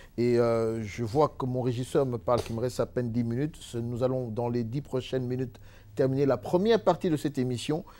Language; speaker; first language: French; non-native, local second language; Lingala